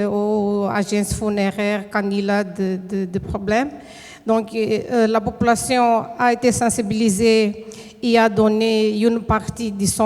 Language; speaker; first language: French; non-native, fluent; Portuguese